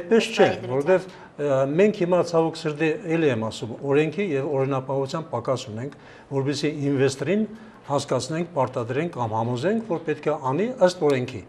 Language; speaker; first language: Armenian; native; Armenian